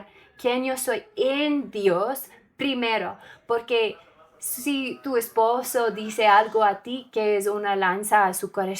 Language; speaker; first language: Spanish; non-native, learner; English